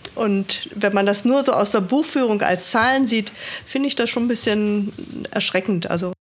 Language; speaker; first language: German; native; German